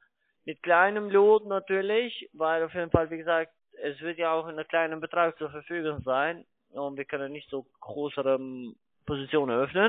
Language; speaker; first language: German; non-native, fluent; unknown